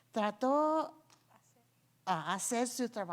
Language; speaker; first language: Spanish; non-native, learner; English